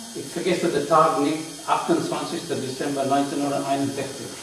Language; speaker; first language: German; non-native, learner; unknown